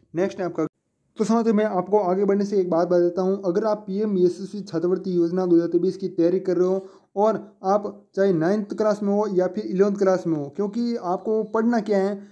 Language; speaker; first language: Hindi; native; Hindi